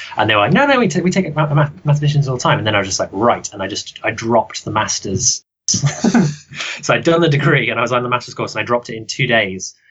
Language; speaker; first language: English; native; English